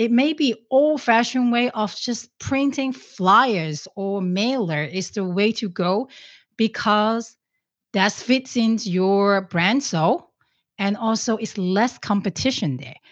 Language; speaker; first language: English; non-native, local second language; Cantonese